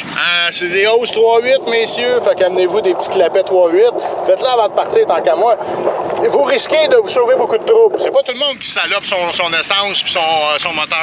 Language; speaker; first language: French; native; French